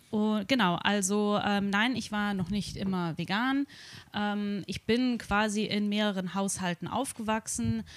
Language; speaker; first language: German; native; German